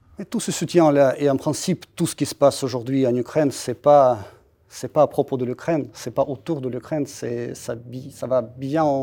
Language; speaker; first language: French; non-native, fluent; Russian